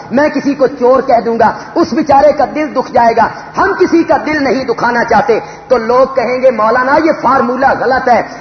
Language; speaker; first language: Urdu; non-native, local second language; Punjabi